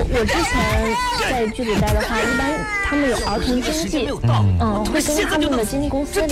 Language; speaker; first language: Chinese; native; Chinese